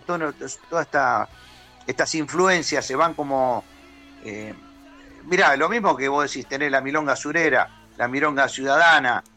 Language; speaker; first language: Spanish; native; Spanish